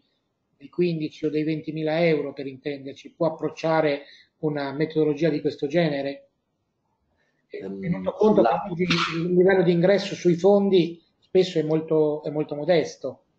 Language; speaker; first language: Italian; native; Italian